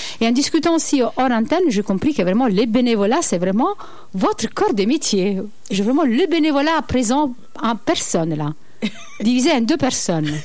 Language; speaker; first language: French; native; French